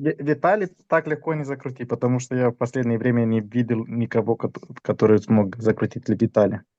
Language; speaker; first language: Russian; non-native, fluent; Romanian